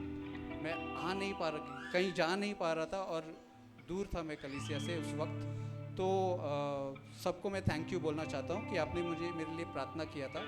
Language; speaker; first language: Hindi; non-native, local second language; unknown